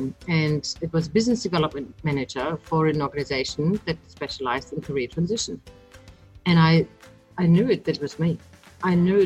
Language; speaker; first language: English; non-native, fluent; German